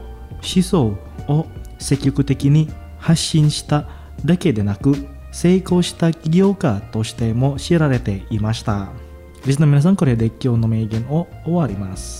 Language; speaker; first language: Japanese; non-native, fluent; Indonesian